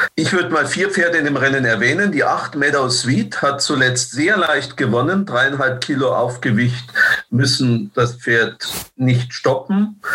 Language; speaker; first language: German; native; German